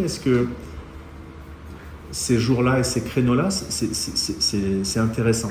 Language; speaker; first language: French; native; French